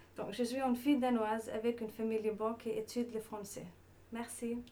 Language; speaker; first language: French; non-native, learner; Danish